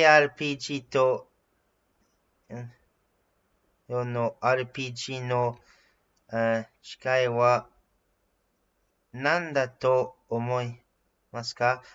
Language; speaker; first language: Japanese; non-native, learner; English